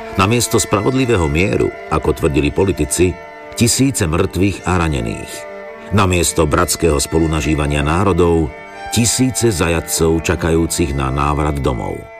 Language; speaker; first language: Slovak; native; Slovak